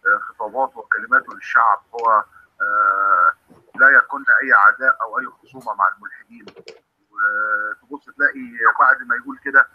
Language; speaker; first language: Arabic; native; Arabic